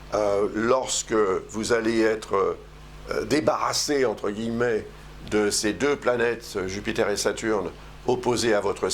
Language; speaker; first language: French; native; French